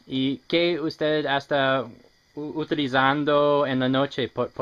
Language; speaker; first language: Spanish; non-native, learner; English